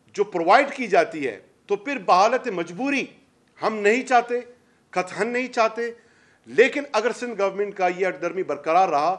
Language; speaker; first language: Urdu; non-native, local second language; Baluchi